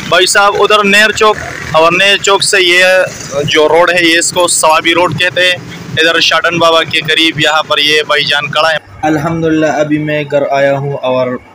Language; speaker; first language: Urdu; non-native, local second language; Pashto